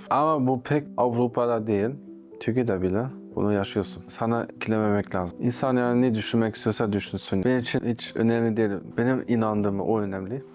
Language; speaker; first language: Turkish; non-native, fluent; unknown